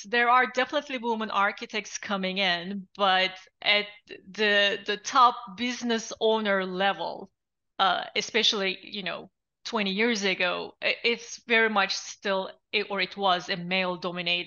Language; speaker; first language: English; non-native, fluent; Turkish